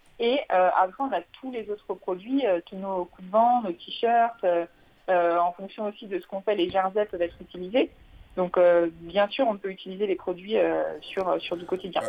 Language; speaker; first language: French; native; French